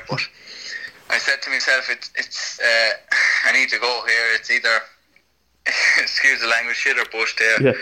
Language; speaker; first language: English; native; English